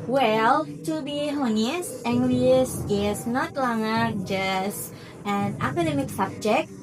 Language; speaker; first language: English; non-native, learner; Indonesian